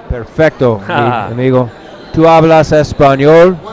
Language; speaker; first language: Spanish; non-native, learner; English